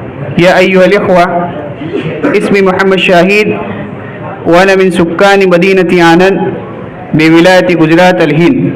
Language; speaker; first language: Arabic; non-native, fluent; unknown